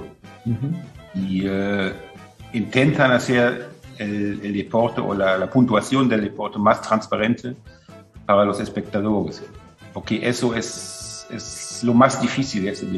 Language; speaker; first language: Spanish; non-native, fluent; German